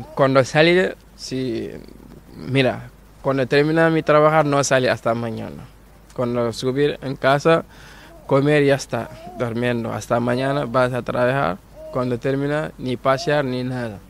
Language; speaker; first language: Spanish; non-native, learner; Wolof